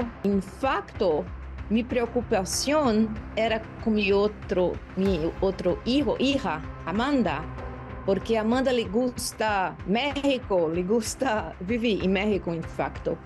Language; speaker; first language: Spanish; non-native, learner; Portuguese